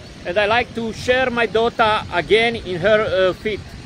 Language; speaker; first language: English; non-native, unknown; Romanian